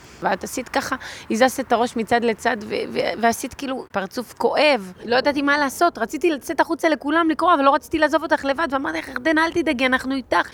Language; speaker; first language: Hebrew; native; Hebrew